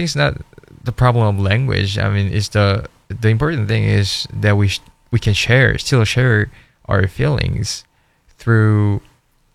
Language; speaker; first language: English; non-native, learner; Korean